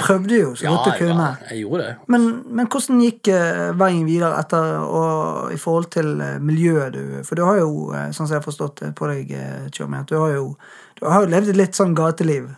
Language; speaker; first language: Norwegian; native; Norwegian